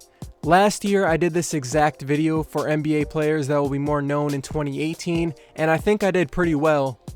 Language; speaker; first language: English; native; English